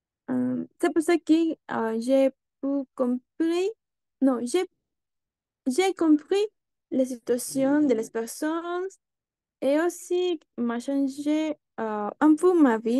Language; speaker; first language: French; non-native, learner; Spanish